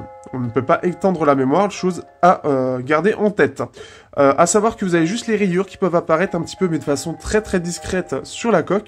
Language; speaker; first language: French; native; French